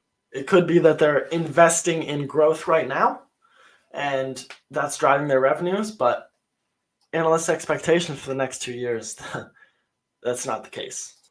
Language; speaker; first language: English; native; English